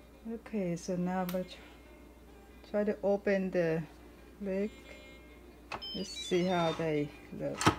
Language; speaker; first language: English; non-native, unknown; Vietnamese